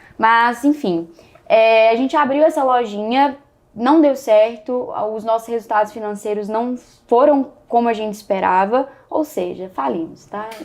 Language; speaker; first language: Portuguese; native; Portuguese